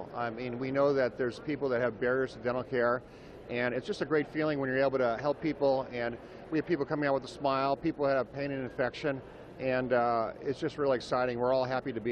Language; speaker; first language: English; native; English